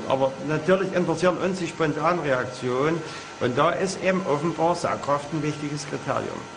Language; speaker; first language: German; native; German